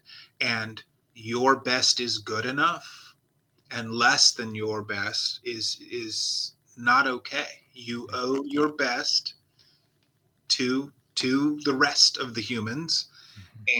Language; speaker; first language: English; native; English